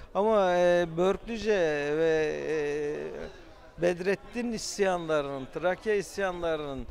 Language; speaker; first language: Turkish; native; Turkish